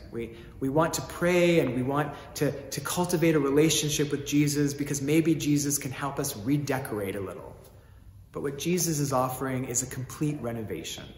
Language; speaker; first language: English; native; English